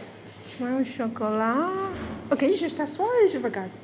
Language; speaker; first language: French; non-native, learner; English